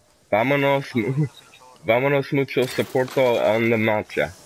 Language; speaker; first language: Spanish; non-native, learner; English